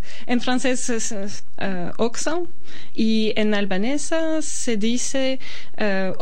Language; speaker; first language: Spanish; non-native, fluent; Albanian